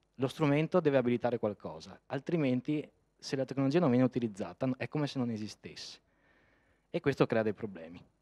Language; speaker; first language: Italian; native; Italian